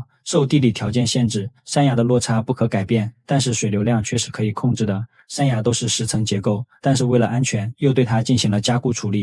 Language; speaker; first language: Chinese; native; Chinese